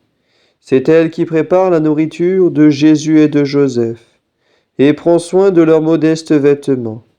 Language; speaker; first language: French; native; French